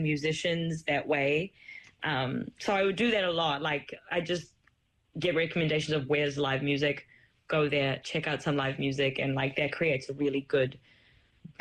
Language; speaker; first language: English; native; English